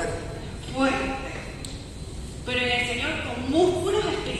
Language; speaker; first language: Spanish; native; Spanish